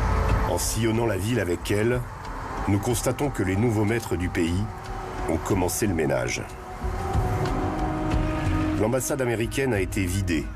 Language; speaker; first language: French; native; French